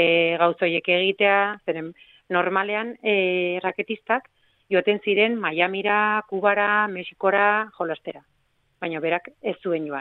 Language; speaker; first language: Basque; non-native, local second language; Spanish